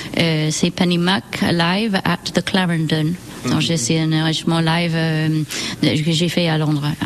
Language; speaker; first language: French; non-native, learner; English